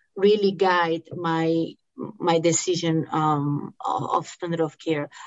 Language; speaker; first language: English; non-native, fluent; Portuguese